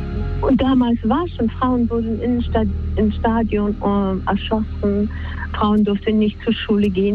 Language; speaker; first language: German; non-native, fluent; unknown